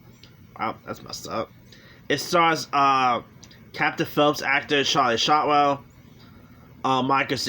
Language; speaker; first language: English; native; English